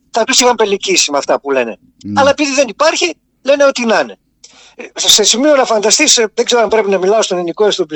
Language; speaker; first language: Greek; native; Greek